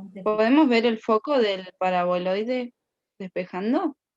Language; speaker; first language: Spanish; native; Spanish